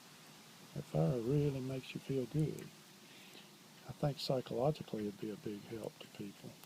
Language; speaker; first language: English; native; English